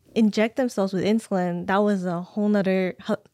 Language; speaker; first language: English; native; English